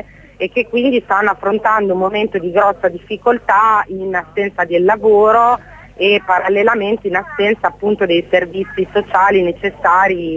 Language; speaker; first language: Italian; native; Italian